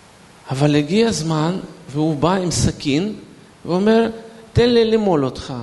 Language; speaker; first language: Hebrew; non-native, fluent; Russian